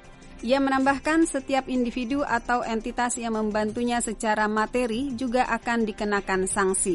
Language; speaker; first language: Indonesian; native; Indonesian